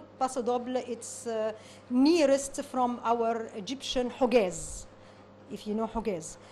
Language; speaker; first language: English; non-native, learner; Arabic